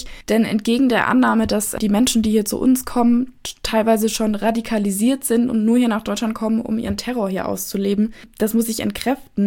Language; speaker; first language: German; native; German